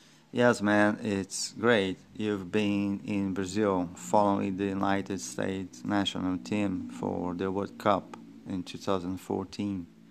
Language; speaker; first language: English; non-native, fluent; Portuguese